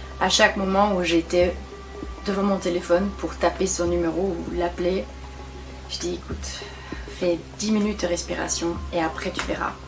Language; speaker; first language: French; non-native, fluent; German